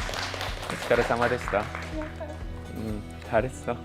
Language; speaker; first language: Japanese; non-native, learner; Korean